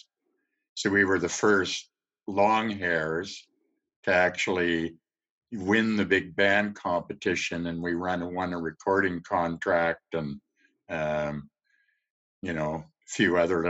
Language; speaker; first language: English; native; English